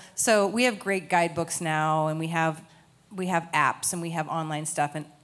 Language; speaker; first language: English; native; English